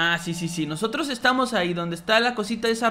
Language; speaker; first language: Spanish; native; Spanish